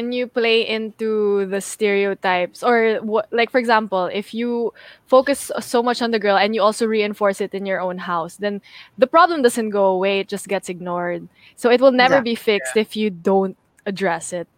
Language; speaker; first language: English; native; English